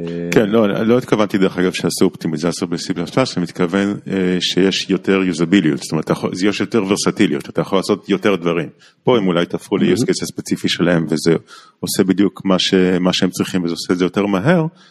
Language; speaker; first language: Hebrew; native; Hebrew